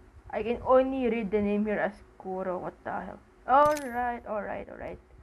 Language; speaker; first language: English; non-native, local second language; Filipino